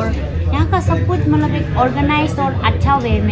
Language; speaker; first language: Hindi; non-native, local second language; Tibetan